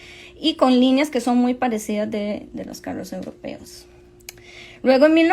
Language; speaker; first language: Spanish; native; Spanish